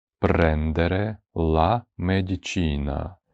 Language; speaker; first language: Italian; non-native, fluent; Ukrainian